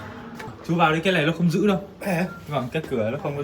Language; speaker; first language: Vietnamese; native; Vietnamese